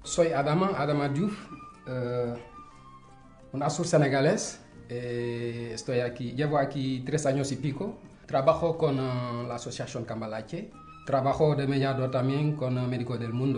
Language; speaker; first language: Spanish; non-native, fluent; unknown